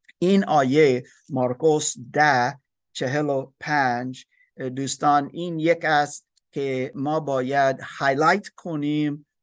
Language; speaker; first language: Persian; non-native, learner; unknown